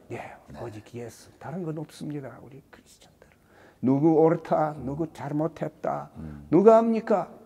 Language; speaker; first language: Korean; non-native, learner; Russian